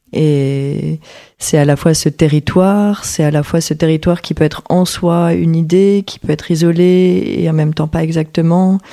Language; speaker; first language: French; native; French